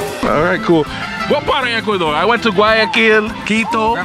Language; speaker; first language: English; native; English